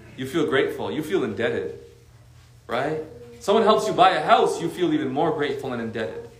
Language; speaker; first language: English; native; English